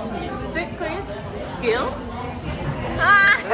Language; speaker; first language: English; non-native, learner; Korean